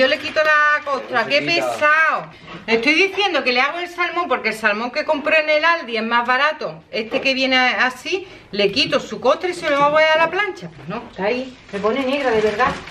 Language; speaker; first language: Spanish; native; Spanish